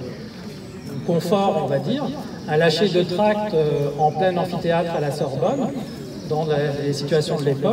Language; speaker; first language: French; native; French